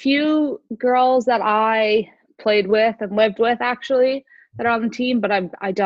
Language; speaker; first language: English; native; English